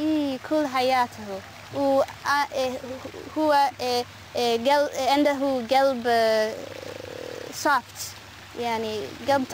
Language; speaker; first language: Arabic; non-native, learner; English